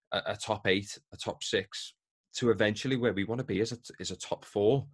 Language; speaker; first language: English; native; English